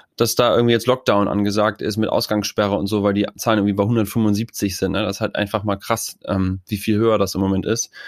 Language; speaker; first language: German; native; German